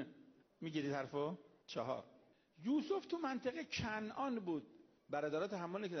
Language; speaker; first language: Persian; native; Persian